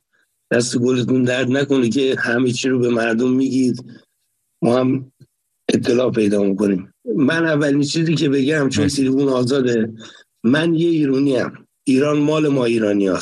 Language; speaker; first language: Persian; native; Persian